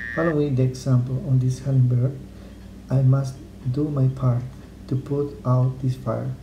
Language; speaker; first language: English; non-native, learner; Spanish